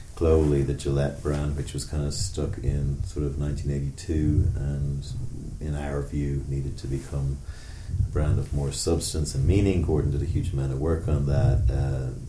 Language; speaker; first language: English; native; English